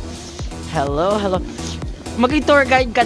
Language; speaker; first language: Filipino; native; Filipino